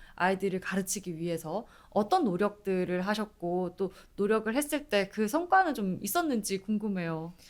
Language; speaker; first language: Korean; native; Korean